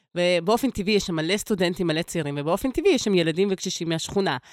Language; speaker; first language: Hebrew; early bilingual, other home language; Russian